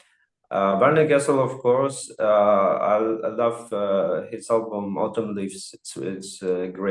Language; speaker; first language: English; non-native, fluent; Russian